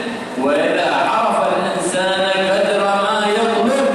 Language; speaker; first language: Arabic; native; Arabic